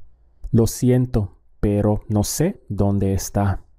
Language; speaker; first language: Spanish; non-native, fluent; English